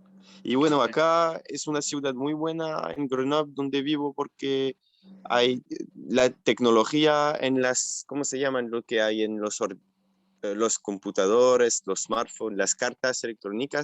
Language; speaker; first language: Spanish; non-native, fluent; French